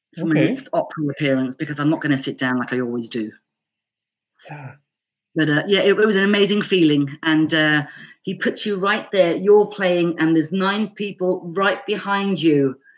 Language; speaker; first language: English; native; English